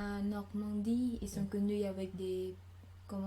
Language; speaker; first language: French; non-native, learner; Khmer